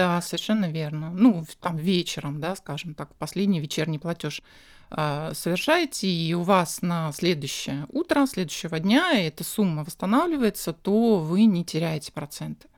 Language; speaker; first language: Russian; native; Russian